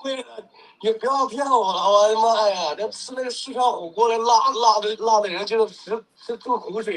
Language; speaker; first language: Chinese; native; Chinese